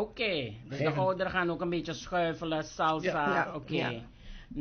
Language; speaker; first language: Dutch; native; Dutch